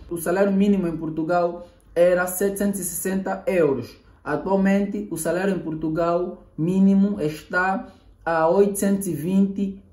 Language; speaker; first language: Portuguese; native; Portuguese